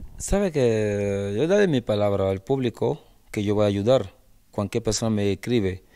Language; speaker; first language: Spanish; non-native, learner; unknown